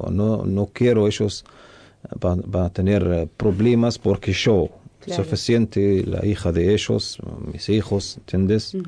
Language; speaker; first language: Spanish; non-native, local second language; Arabic